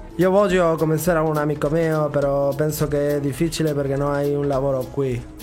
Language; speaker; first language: Italian; non-native, learner; Spanish